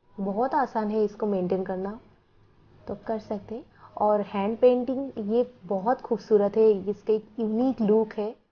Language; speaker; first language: Hindi; non-native, local second language; Bangla